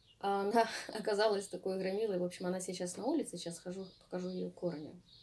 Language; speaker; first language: Russian; native; Russian